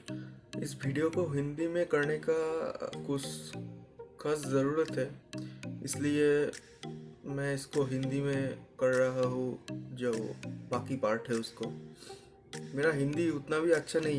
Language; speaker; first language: Hindi; non-native, local second language; Bangla